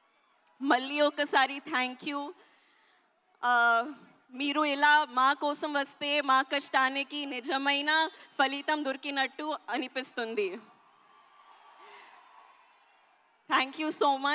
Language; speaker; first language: Telugu; non-native, learner; Hindi